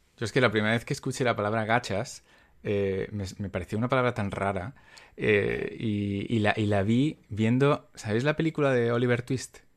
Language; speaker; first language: Spanish; native; Spanish